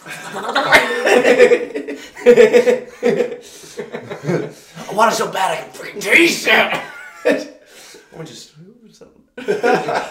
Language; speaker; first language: English; native; English